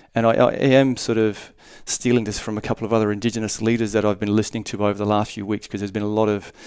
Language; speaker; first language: English; native; English